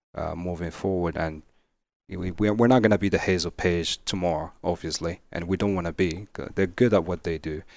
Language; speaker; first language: English; non-native, fluent; Arabic